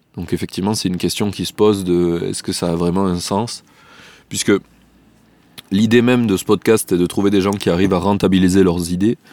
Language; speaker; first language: French; native; French